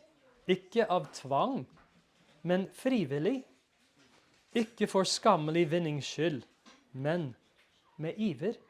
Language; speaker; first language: Norwegian; non-native, fluent; English